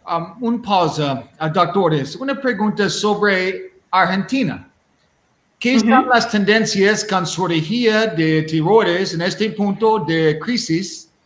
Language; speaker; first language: Spanish; non-native, learner; English